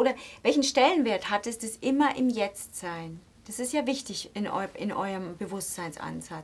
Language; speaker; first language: German; native; German